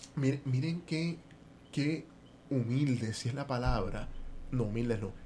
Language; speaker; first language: Spanish; native; Spanish